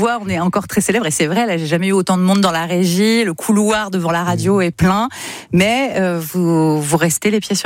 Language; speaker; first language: French; native; French